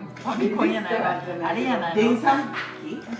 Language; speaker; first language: Japanese; native; Japanese